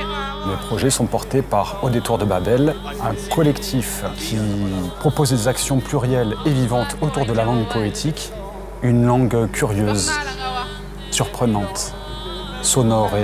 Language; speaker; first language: French; native; French